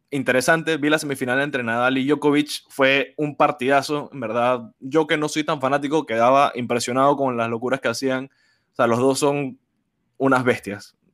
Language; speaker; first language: Spanish; native; Spanish